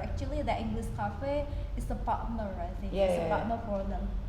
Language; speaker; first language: English; non-native, learner; Indonesian